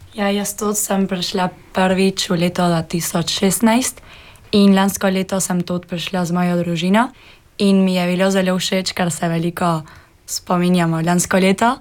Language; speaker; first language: Slovenian; early bilingual, heritage; Spanish